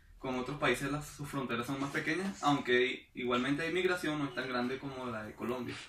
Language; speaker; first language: Spanish; native; Spanish